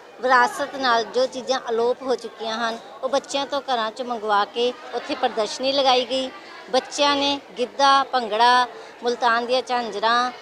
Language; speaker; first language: Punjabi; native; Punjabi